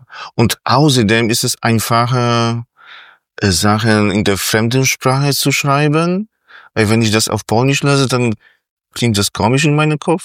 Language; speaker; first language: German; non-native, fluent; Polish